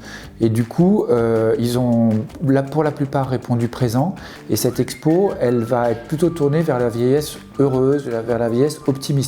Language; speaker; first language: French; native; French